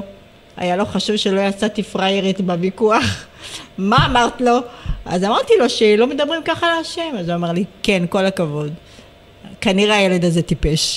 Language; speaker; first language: Hebrew; early bilingual, other home language; Amharic